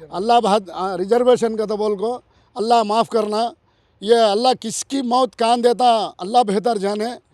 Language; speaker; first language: Hindi; non-native, local second language; Urdu